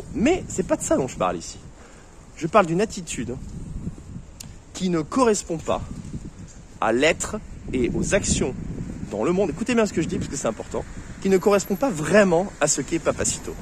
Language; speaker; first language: French; native; French